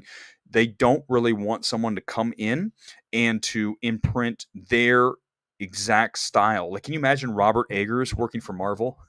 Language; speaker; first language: English; native; English